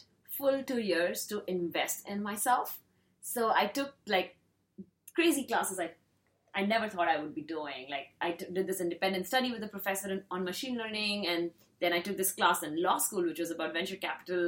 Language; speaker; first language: English; non-native, local second language; Hindi